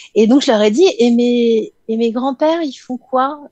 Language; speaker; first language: French; native; French